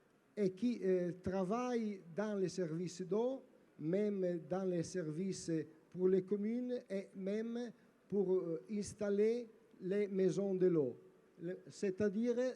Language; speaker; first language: French; non-native, learner; Italian